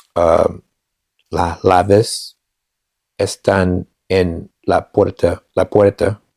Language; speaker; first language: Spanish; non-native, learner; English